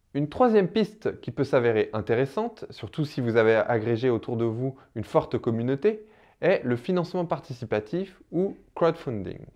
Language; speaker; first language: French; native; French